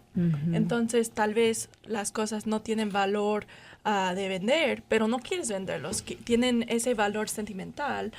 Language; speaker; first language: Spanish; non-native, learner; English